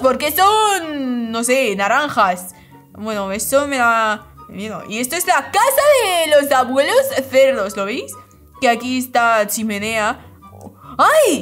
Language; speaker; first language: Spanish; non-native, fluent; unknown